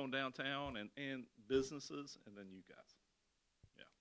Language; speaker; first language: English; native; English